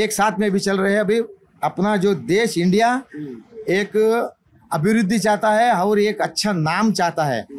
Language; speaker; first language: Hindi; non-native, local second language; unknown